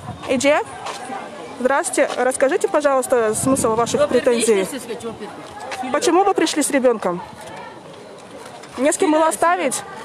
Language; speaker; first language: Russian; native; Russian